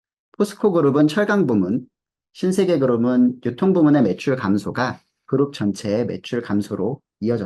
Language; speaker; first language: Korean; native; Korean